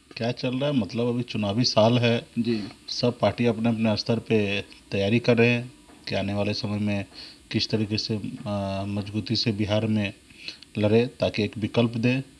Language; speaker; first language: Hindi; native; Hindi